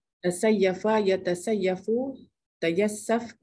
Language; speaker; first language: Arabic; non-native, learner; Indonesian